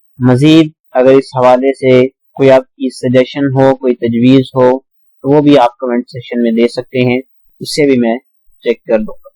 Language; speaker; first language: Urdu; native; Urdu